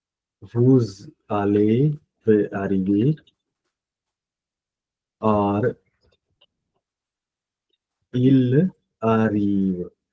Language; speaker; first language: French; non-native, fluent; Punjabi